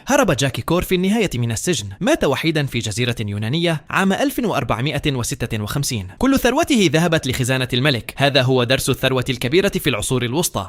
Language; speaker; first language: Arabic; native; Arabic